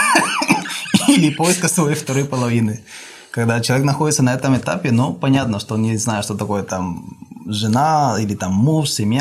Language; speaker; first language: Russian; non-native, fluent; Spanish